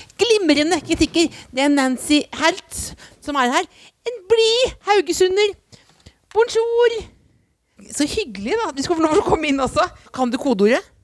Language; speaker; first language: Norwegian; native; Norwegian